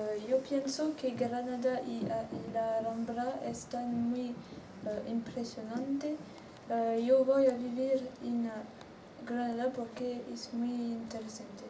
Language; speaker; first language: Spanish; non-native, learner; French